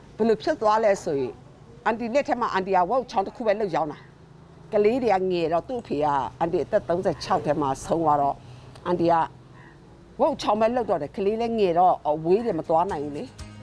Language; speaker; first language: Burmese; non-native, local second language; Western Kayah